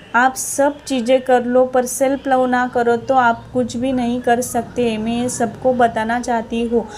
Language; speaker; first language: Hindi; non-native, local second language; Marathi